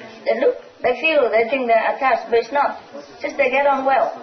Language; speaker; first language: English; non-native, fluent; Vietnamese